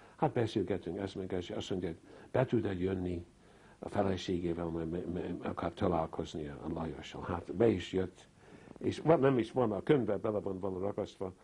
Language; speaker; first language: Hungarian; early bilingual, heritage; Hungarian